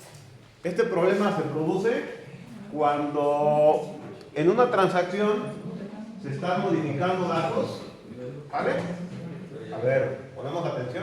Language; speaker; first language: Spanish; native; Spanish